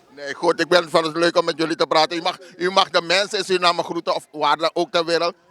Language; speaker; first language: Dutch; native; Dutch